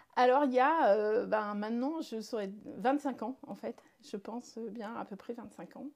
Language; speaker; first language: French; native; French